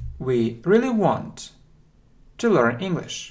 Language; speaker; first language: English; non-native, fluent; Russian